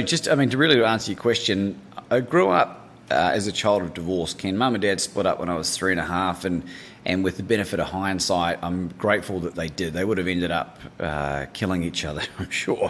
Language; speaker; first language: English; native; English